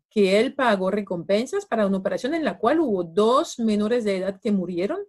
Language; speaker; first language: Spanish; non-native, fluent; French